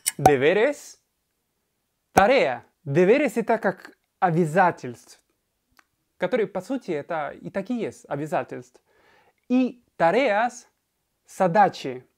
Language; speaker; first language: Russian; non-native, fluent; Spanish